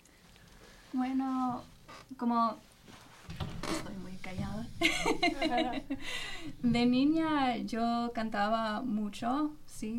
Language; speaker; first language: Spanish; non-native, fluent; English